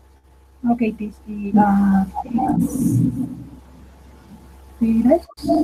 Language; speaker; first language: English; non-native, learner; Spanish